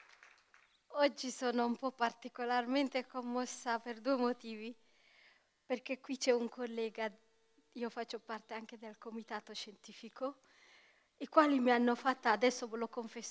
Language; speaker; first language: Italian; non-native, fluent; Tigrinya